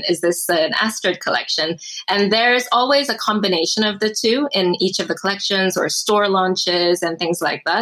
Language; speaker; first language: English; early bilingual, other home language; Korean